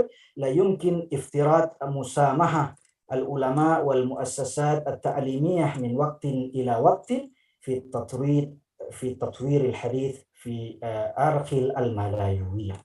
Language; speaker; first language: Arabic; non-native, fluent; Indonesian